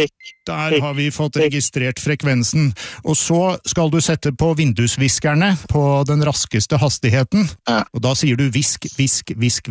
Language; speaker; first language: Norwegian; native; Norwegian